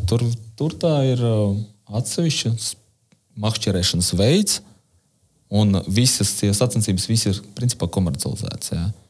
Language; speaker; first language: Latvian; non-native, local second language; Russian